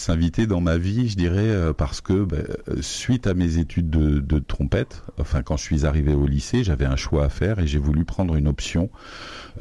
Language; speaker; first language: French; native; French